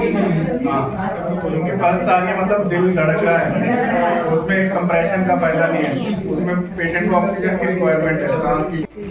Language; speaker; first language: Hindi; native; Hindi